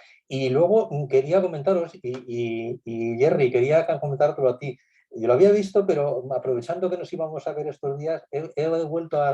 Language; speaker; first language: Spanish; native; Spanish